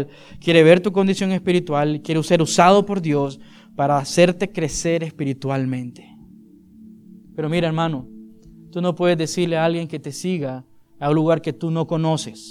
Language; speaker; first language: Spanish; native; Spanish